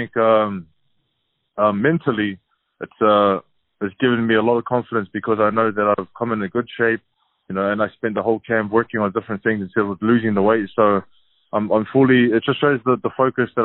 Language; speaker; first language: English; native; English